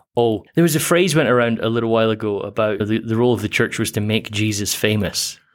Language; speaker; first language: English; native; English